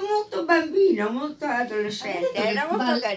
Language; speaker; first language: Italian; non-native, fluent; English